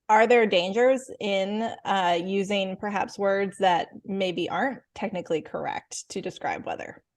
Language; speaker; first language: English; native; English